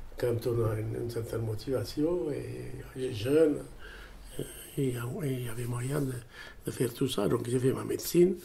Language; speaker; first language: French; non-native, fluent; Amharic